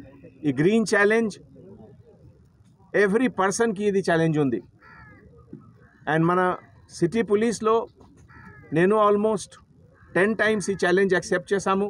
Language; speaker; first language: Telugu; non-native, fluent; Hindi